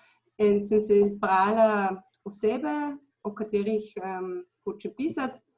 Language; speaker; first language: Slovenian; non-native, fluent; German